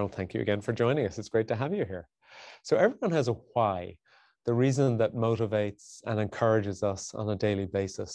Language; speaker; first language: English; native; English